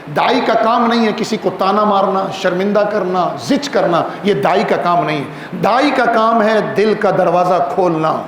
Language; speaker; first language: Urdu; non-native, local second language; Kashmiri